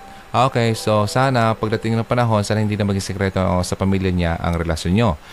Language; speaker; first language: Filipino; native; Filipino